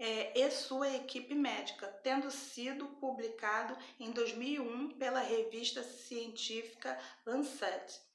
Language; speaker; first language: Portuguese; native; Portuguese